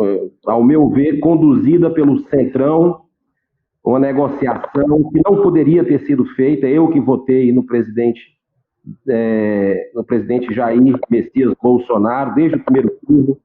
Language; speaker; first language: Portuguese; native; Portuguese